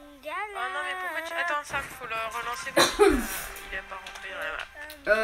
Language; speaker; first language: French; native; French